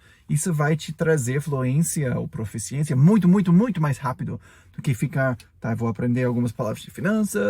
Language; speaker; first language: Portuguese; non-native, fluent; English